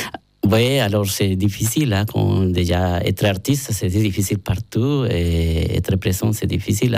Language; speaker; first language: French; non-native, learner; Spanish